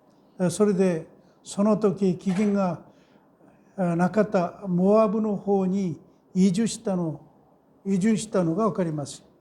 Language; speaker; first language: Japanese; non-native, fluent; Korean